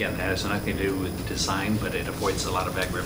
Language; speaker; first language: English; native; English